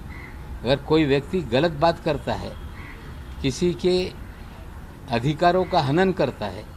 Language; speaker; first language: Hindi; native; Hindi